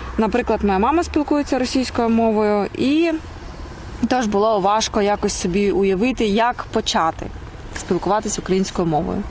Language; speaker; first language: Ukrainian; non-native, local second language; Russian